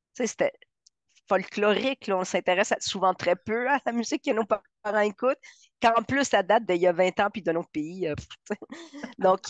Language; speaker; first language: French; early bilingual, other home language; Spanish